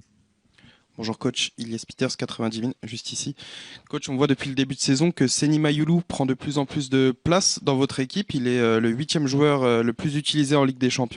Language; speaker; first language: French; native; French